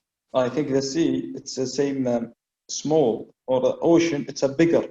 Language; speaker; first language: English; non-native, learner; Arabic